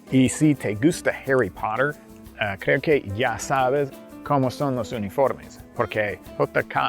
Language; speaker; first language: Spanish; non-native, fluent; English